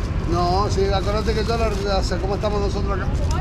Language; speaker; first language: Spanish; native; Spanish